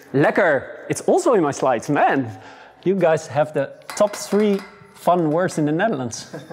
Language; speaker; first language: English; non-native, fluent; Dutch